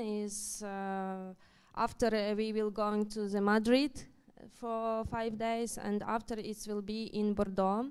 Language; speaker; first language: English; non-native, learner; Ukrainian